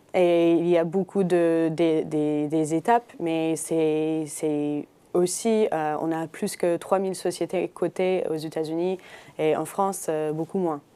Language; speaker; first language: French; non-native, fluent; English